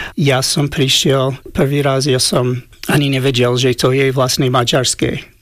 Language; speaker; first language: Slovak; non-native, fluent; English